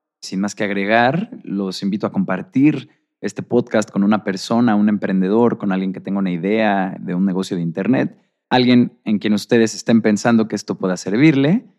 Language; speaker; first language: Spanish; native; Spanish